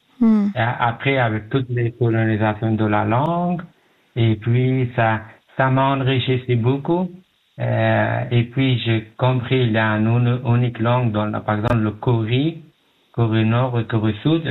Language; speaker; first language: French; non-native, learner; Pashto